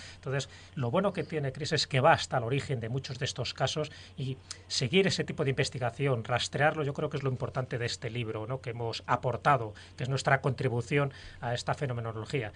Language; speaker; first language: Spanish; native; Spanish